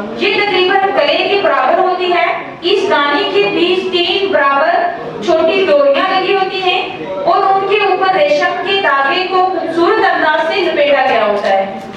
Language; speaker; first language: Urdu; non-native, local second language; Gujari